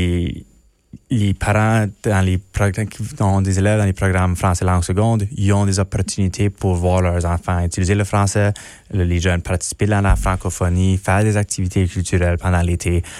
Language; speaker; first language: French; non-native, local second language; English